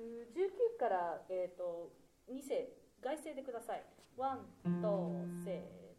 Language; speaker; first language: Japanese; native; Japanese